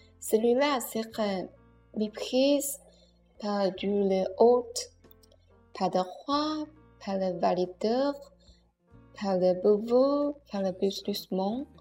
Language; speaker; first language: French; non-native, learner; Chinese